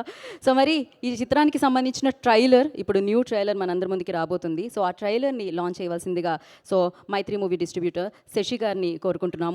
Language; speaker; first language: Telugu; native; Telugu